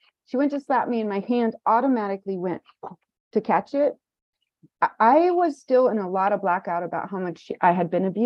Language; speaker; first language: English; native; English